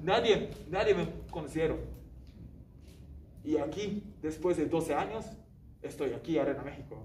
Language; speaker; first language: Spanish; non-native, learner; Japanese